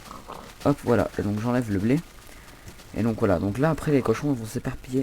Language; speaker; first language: French; native; French